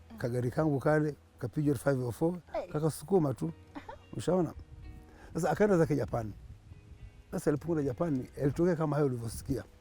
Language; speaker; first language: Swahili; non-native, local second language; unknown